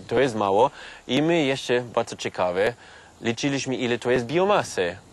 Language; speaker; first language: Polish; non-native, fluent; German